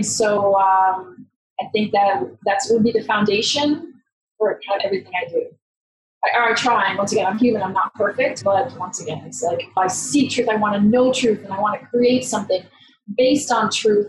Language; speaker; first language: English; native; English